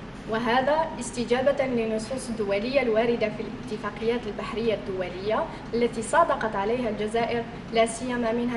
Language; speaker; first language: Arabic; native; Arabic